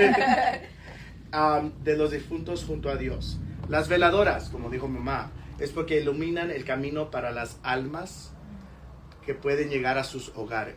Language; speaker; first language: Spanish; early bilingual, heritage; Spanish